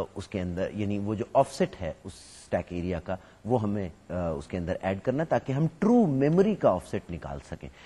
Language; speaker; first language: Urdu; native; Urdu